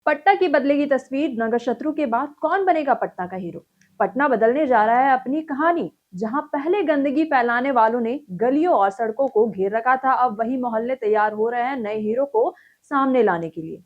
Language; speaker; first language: Hindi; native; Hindi